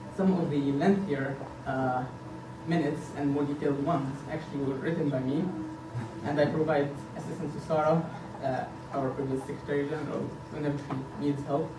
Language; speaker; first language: English; non-native, fluent; Arabic